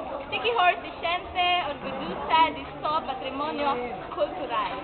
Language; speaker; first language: Spanish; non-native, learner; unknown